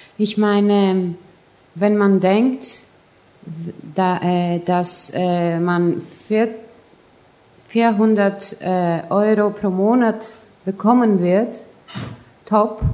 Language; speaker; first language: German; non-native, fluent; Greek